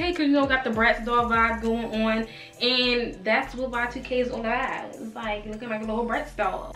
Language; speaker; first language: English; native; English